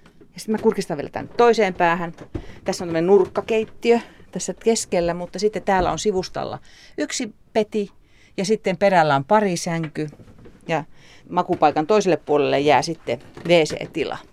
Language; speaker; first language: Finnish; native; Finnish